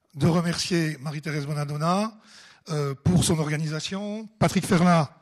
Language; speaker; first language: French; native; French